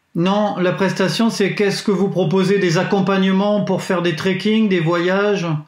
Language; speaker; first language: French; native; French